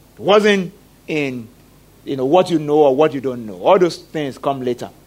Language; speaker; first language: English; non-native, local second language; Yoruba